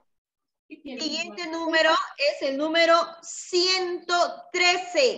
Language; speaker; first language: Spanish; native; Spanish